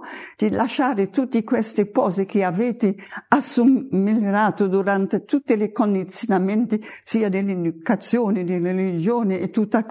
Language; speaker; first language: Italian; non-native, fluent; German